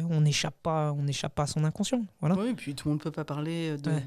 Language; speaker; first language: French; native; French